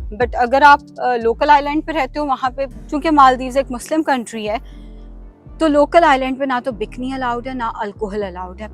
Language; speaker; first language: Urdu; native; Urdu